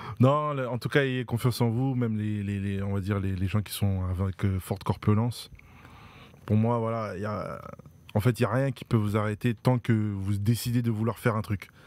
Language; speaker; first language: French; native; French